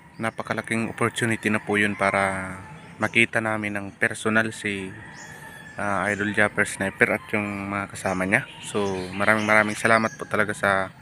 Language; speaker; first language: Filipino; non-native, local second language; Masbatenyo